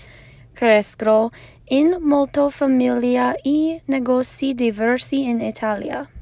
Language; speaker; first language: Italian; non-native, learner; English